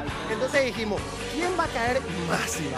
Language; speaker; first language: Spanish; native; Spanish